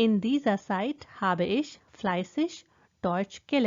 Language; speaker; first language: German; non-native, fluent; Hindi